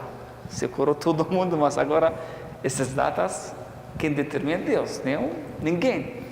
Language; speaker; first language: Portuguese; non-native, fluent; Arabic